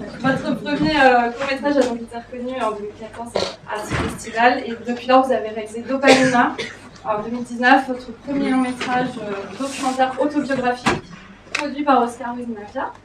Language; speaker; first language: French; native; French